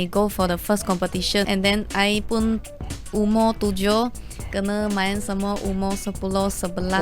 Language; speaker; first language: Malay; non-native, local second language; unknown